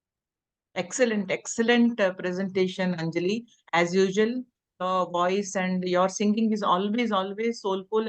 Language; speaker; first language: English; non-native, local second language; Hindi